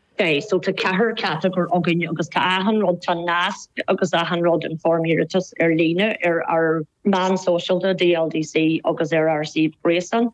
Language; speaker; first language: Irish; native; Irish